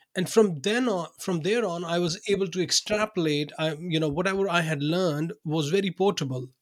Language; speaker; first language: English; non-native, local second language; Urdu